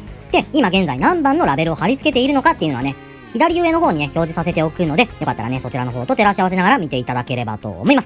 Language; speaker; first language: Japanese; native; Japanese